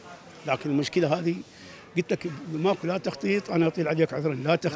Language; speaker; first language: Arabic; native; Arabic